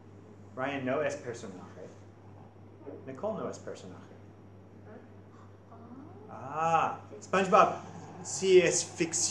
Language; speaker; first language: Spanish; non-native, fluent; English